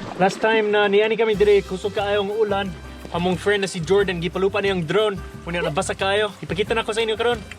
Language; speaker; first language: Cebuano; non-native, fluent; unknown